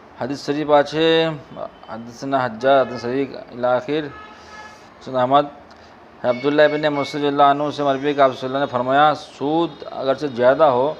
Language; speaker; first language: Hindi; non-native, local second language; Bangla